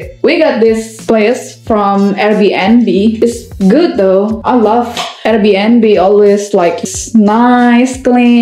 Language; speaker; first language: English; non-native, learner; Indonesian